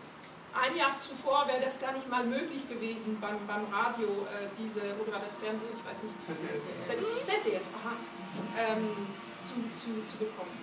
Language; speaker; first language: German; non-native, fluent; Hungarian